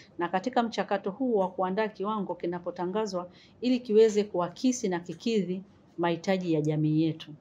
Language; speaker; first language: Swahili; native; Swahili